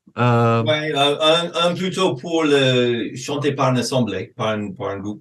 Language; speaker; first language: French; non-native, fluent; English